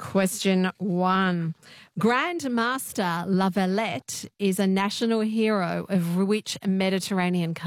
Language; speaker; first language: English; native; English